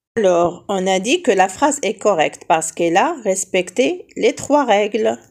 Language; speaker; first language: French; non-native, local second language; Arabic